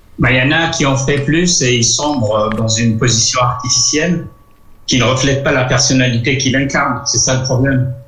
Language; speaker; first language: French; non-native, local second language; Arabic